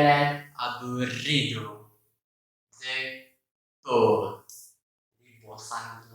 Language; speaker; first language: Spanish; non-native, learner; Indonesian